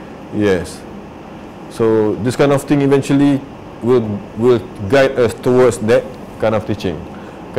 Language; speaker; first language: English; non-native, local second language; Malay